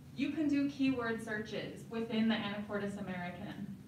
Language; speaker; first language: English; native; English